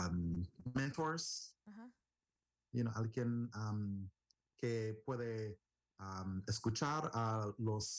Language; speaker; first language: Spanish; non-native, learner; English